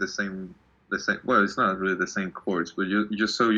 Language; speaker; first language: English; non-native, fluent; Spanish